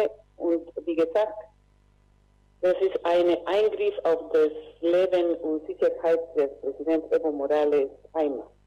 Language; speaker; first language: German; non-native, learner; Spanish